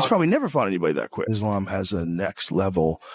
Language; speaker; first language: English; native; English